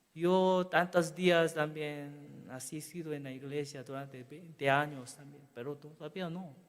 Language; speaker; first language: Spanish; non-native, learner; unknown